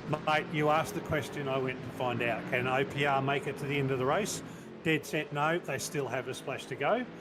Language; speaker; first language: English; native; English